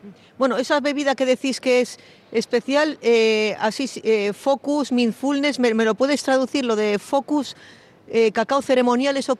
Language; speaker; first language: Spanish; native; Spanish